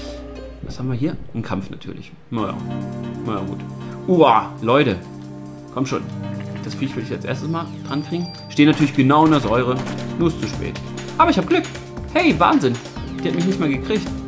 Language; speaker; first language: German; native; German